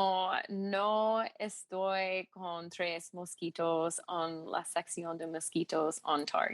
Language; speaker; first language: Spanish; non-native, learner; English